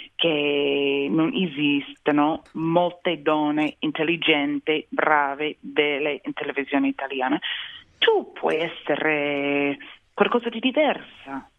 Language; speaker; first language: Italian; non-native, fluent; English